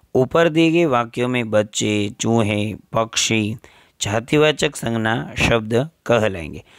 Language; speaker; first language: Hindi; non-native, local second language; Gujarati